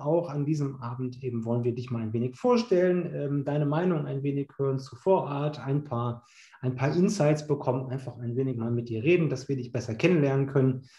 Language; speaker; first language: German; native; German